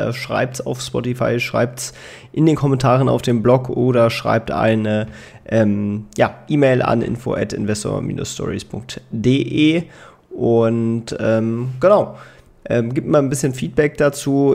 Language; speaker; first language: German; native; German